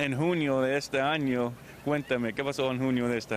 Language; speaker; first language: Spanish; early bilingual, heritage; Spanish